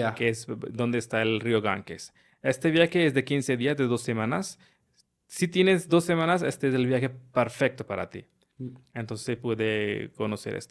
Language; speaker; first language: Spanish; non-native, learner; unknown